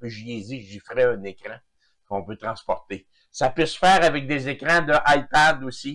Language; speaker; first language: French; native; French